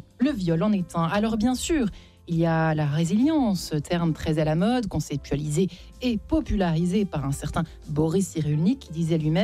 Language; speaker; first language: French; native; French